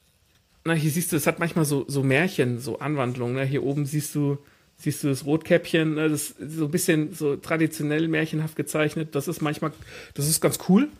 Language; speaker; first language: German; native; German